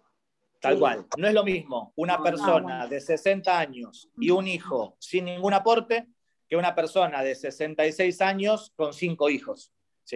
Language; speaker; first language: Spanish; native; Spanish